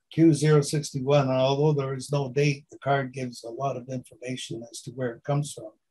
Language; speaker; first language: English; native; English